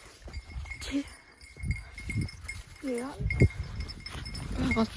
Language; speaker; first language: French; native; French